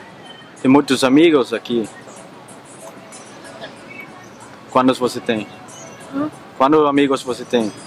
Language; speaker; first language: Portuguese; non-native, learner; Danish